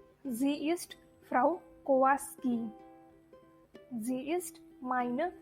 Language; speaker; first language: German; non-native, learner; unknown